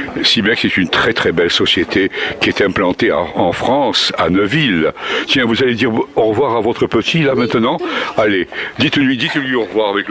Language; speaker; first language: French; native; French